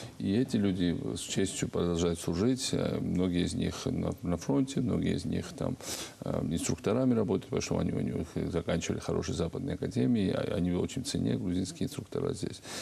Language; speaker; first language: Russian; non-native, local second language; Georgian